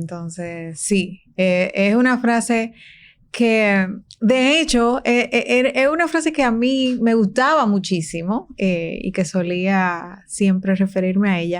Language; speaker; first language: Spanish; native; Spanish